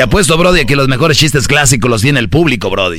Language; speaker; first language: Spanish; native; Spanish